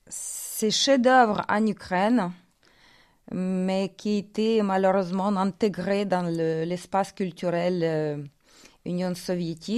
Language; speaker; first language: French; non-native, fluent; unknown